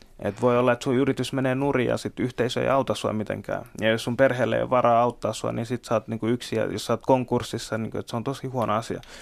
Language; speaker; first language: Finnish; early bilingual, other home language; Bangla